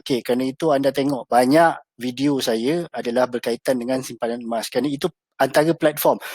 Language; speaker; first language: Malay; native; Malay